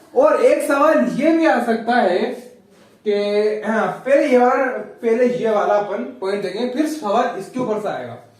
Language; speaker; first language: Hindi; native; Hindi